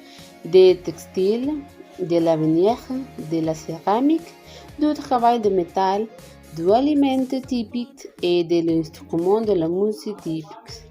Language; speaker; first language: French; non-native, learner; Spanish